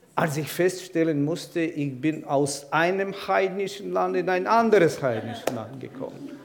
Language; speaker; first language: German; non-native, fluent; Ukrainian